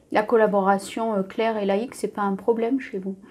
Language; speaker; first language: French; native; French